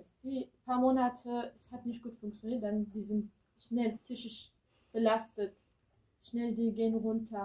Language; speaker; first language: German; early bilingual, other home language; Kurdish